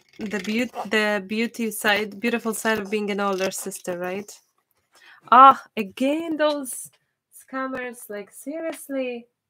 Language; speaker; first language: English; non-native, fluent; Polish